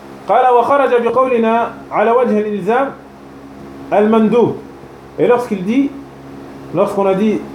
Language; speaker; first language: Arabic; non-native, fluent; French